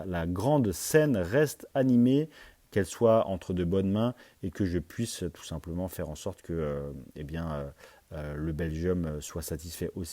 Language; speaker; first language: French; native; French